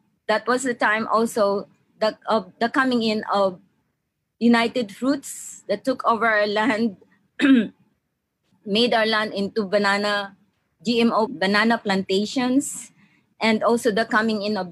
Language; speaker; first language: English; non-native, local second language; Maranao